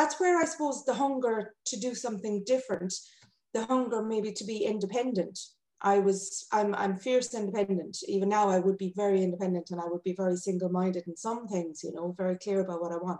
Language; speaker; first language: English; native; English